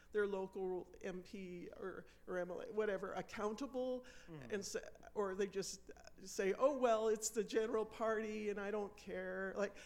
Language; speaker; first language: English; native; English